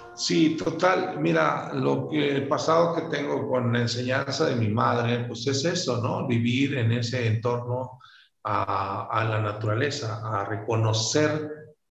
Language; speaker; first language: Spanish; native; Spanish